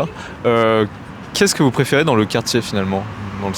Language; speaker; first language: French; native; French